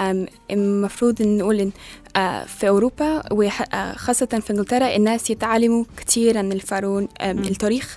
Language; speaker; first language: Arabic; non-native, learner; English